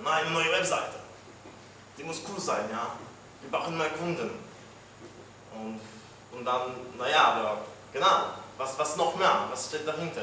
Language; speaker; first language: German; non-native, fluent; Polish